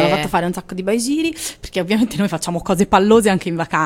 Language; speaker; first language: Italian; native; Italian